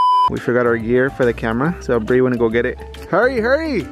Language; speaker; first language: English; early bilingual, other home language; Spanish